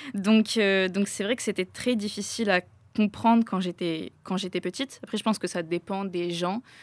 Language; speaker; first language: French; native; French